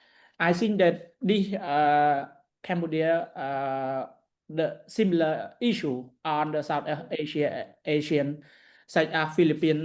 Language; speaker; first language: English; non-native, learner; Khmer